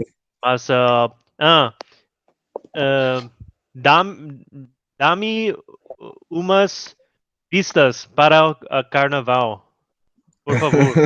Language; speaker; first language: Portuguese; non-native, learner; English